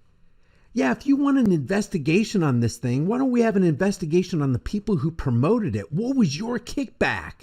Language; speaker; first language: English; native; English